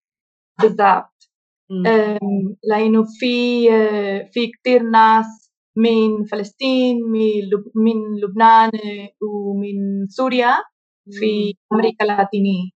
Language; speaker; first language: Arabic; non-native, learner; Spanish